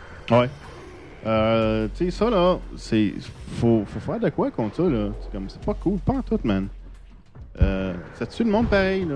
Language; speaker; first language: French; native; French